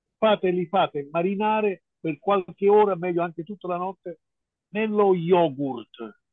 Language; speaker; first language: Italian; non-native, fluent; English